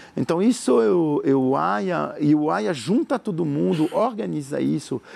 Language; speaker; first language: Portuguese; non-native, fluent; French